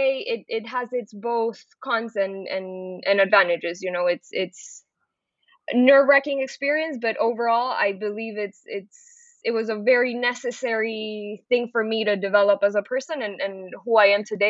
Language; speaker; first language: English; non-native, fluent; Spanish